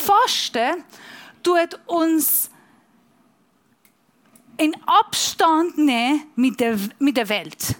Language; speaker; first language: German; non-native, fluent; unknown